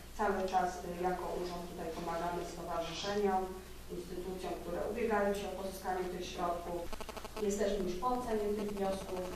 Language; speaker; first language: Polish; native; Polish